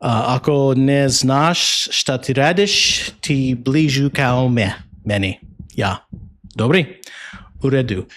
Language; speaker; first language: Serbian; non-native, learner; English